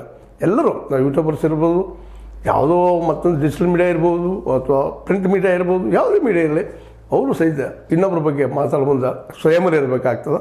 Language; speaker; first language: Kannada; native; Kannada